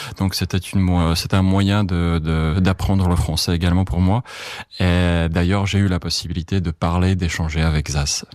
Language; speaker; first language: French; non-native, fluent; Czech